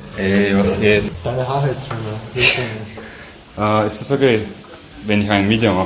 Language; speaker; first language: German; non-native, fluent; Turkish